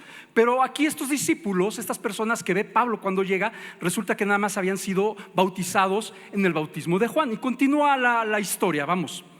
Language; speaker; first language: Spanish; native; Spanish